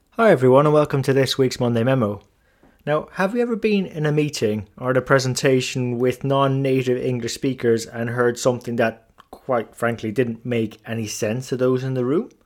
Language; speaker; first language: English; native; English